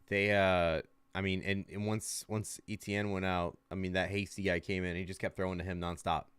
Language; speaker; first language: English; native; English